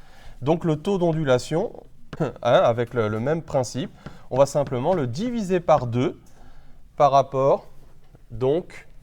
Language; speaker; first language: French; native; French